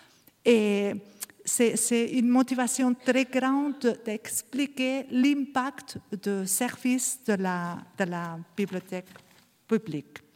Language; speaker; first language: French; non-native, learner; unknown